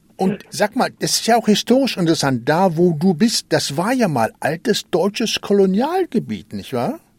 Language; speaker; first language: German; native; German